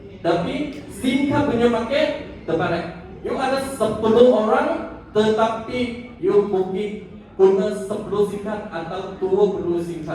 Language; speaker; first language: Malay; non-native, local second language; Chinese